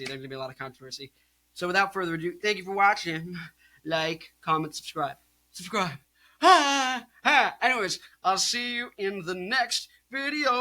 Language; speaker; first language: English; native; English